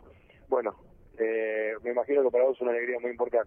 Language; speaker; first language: Spanish; native; Spanish